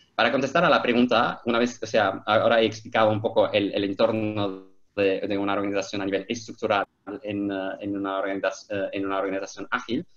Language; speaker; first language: Spanish; non-native, fluent; Turkish